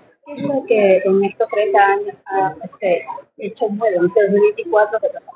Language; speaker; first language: Spanish; native; Spanish